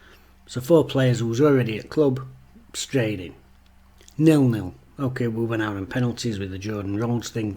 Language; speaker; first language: English; native; English